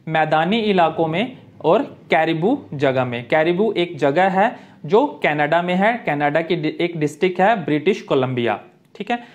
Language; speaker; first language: Hindi; native; Hindi